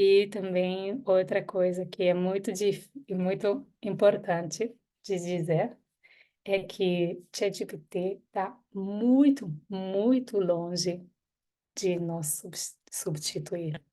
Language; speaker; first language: Portuguese; non-native, fluent; Hebrew